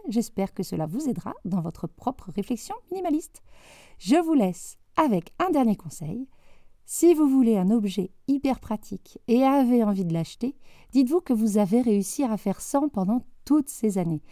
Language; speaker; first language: French; native; French